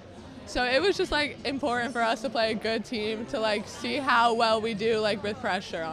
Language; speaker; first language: English; native; English